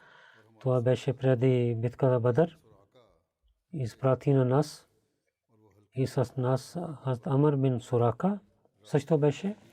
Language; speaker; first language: Bulgarian; non-native, learner; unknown